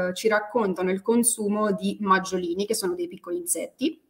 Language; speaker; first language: Italian; native; Italian